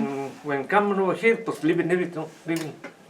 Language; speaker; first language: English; non-native, learner; Spanish